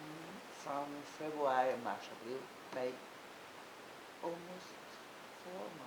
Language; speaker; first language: English; non-native, learner; Portuguese